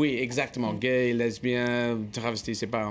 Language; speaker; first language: French; non-native, fluent; English